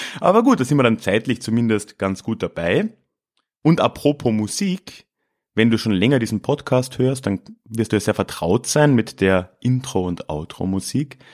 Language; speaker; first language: German; native; German